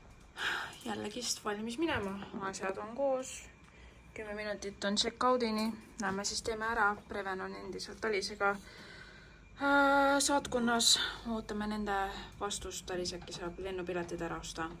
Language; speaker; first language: Estonian; native; Estonian